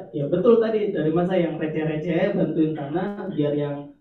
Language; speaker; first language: Indonesian; native; Indonesian